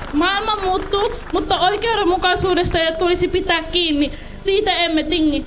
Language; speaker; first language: Finnish; early bilingual, other home language; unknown